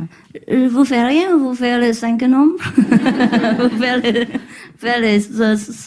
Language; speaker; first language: French; non-native, learner; Vietnamese